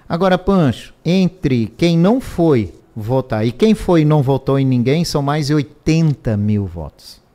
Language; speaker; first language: Portuguese; native; Portuguese